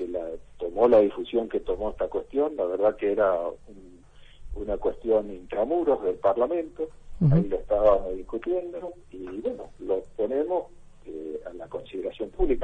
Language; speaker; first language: Spanish; native; Spanish